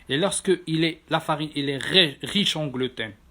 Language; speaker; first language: French; non-native, local second language; Arabic